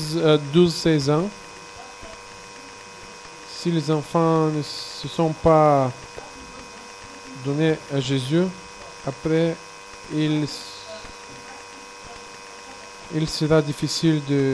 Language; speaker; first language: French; non-native, fluent; Bulgarian